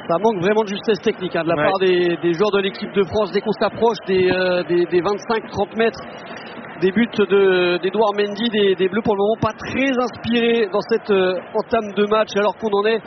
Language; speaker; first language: French; native; French